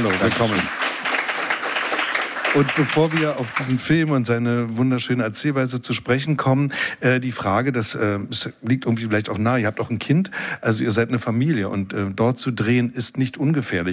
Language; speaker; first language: German; native; German